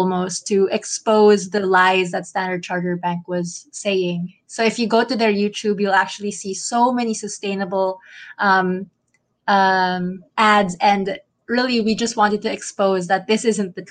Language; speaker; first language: English; non-native, local second language; Filipino